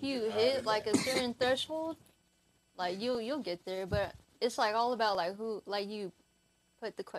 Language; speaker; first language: English; native; English